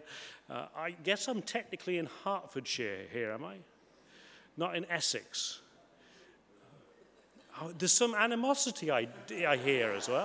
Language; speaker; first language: English; native; English